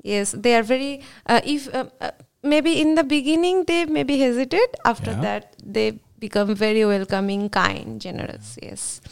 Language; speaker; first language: English; non-native, local second language; Bangla